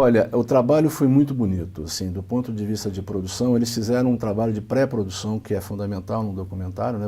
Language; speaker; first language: Portuguese; native; Portuguese